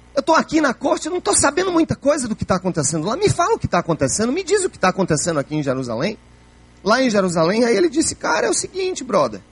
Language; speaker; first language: Portuguese; native; Portuguese